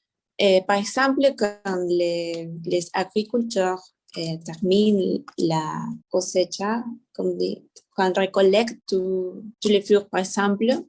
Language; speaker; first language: French; non-native, learner; Spanish